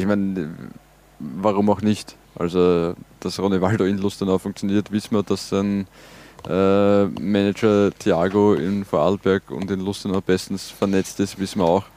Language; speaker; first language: German; native; German